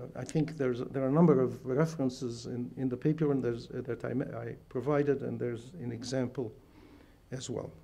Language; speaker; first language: English; non-native, fluent; Arabic